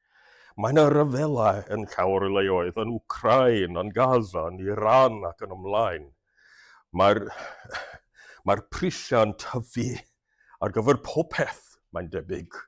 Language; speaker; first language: Welsh; non-native, fluent; English